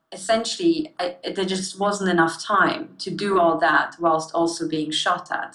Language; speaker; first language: English; early bilingual, other home language; German